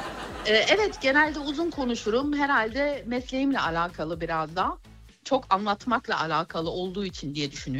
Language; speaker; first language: Turkish; early bilingual, other home language; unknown